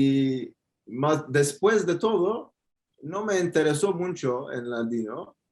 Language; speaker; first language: Spanish; non-native, fluent; Turkish